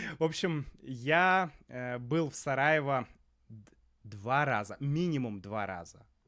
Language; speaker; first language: Russian; native; Russian